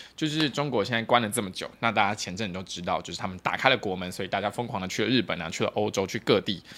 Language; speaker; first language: Chinese; native; Chinese